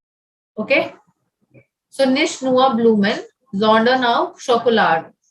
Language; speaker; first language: German; non-native, fluent; Hindi